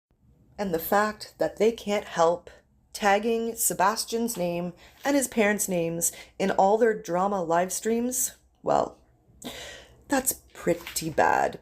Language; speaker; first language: English; native; English